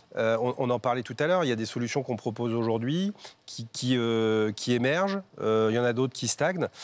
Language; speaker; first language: French; native; French